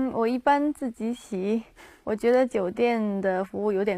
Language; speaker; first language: Chinese; non-native, learner; Japanese